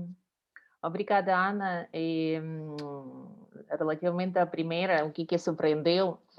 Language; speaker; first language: Portuguese; non-native, fluent; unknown